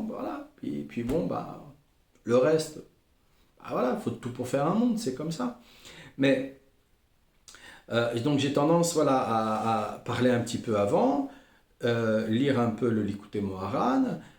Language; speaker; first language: French; native; French